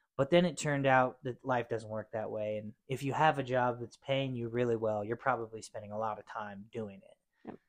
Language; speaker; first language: English; native; English